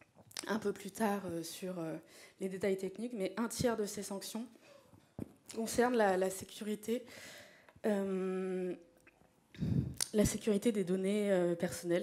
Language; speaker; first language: French; native; French